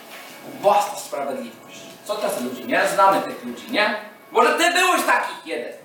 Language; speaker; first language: Polish; non-native, fluent; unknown